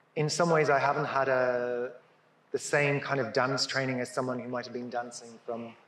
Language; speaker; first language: English; native; English